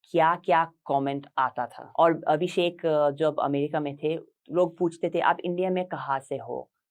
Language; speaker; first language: Hindi; non-native, fluent; English